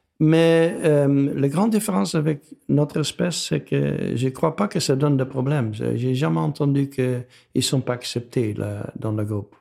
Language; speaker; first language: French; non-native, fluent; Dutch